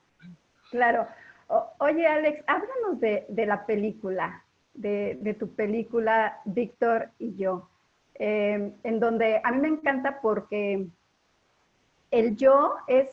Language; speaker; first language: Spanish; native; Spanish